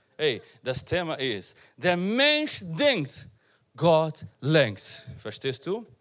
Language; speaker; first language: German; non-native, learner; Portuguese